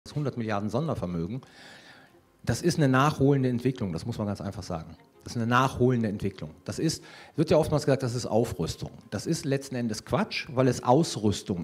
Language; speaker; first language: German; native; German